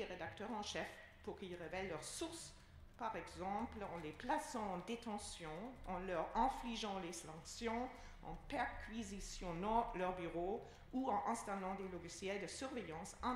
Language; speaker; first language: French; non-native, fluent; German